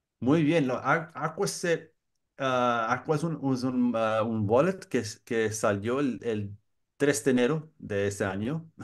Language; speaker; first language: Spanish; non-native, learner; English